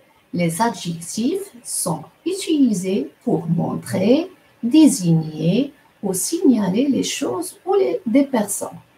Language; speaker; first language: French; non-native, local second language; Arabic